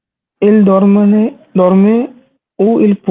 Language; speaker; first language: French; non-native, learner; Hindi